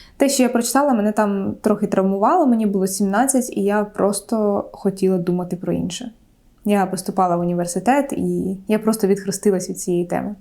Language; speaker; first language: Ukrainian; non-native, local second language; Russian